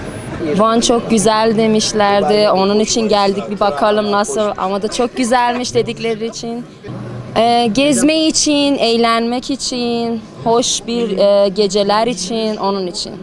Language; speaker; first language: Turkish; non-native, fluent; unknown